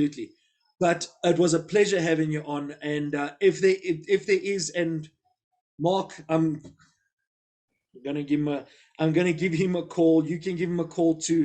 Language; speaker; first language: English; native; English